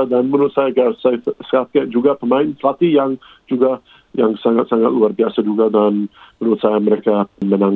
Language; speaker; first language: Indonesian; non-native, fluent; English